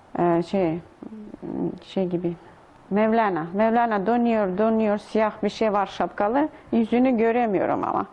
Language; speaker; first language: Turkish; non-native, learner; Russian